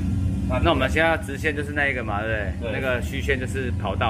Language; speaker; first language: Chinese; native; Chinese